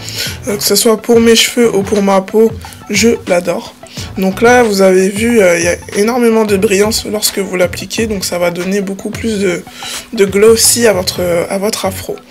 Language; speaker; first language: French; native; French